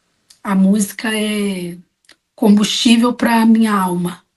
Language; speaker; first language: Portuguese; native; Portuguese